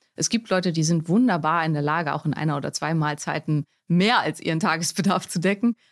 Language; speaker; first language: German; native; German